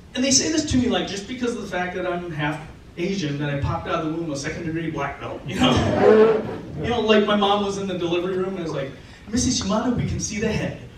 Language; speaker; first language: English; native; English